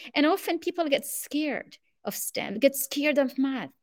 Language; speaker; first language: English; non-native, fluent; Arabic